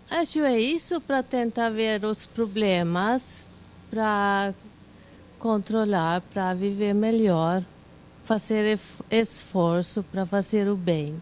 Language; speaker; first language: Portuguese; non-native, learner; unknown